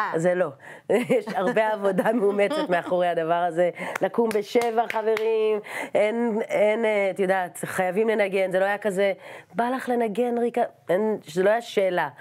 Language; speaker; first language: Hebrew; native; Hebrew